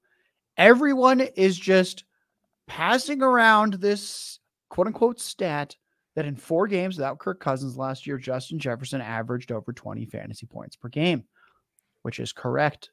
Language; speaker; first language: English; native; English